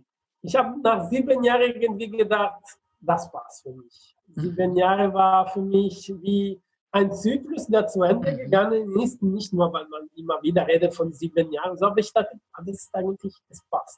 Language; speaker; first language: German; non-native, fluent; Italian